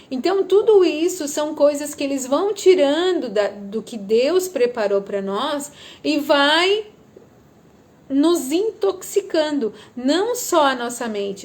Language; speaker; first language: Portuguese; native; Portuguese